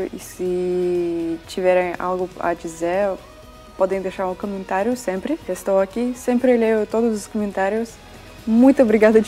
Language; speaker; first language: Portuguese; non-native, fluent; Russian